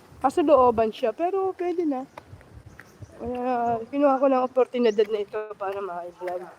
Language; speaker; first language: Filipino; native; Filipino